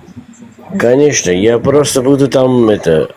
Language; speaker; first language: Russian; non-native, learner; Armenian